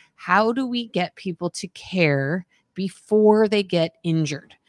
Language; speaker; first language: English; native; English